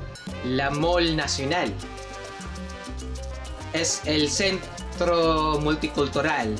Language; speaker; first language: Spanish; non-native, learner; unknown